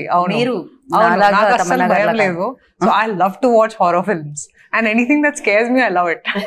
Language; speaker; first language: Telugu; non-native, fluent; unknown